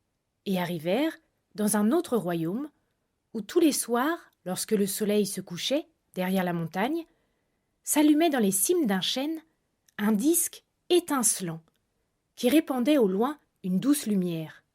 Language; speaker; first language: French; native; French